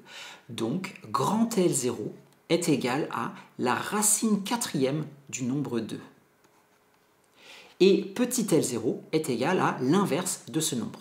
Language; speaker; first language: French; native; French